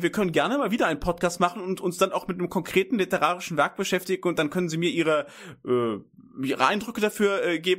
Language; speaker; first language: German; native; German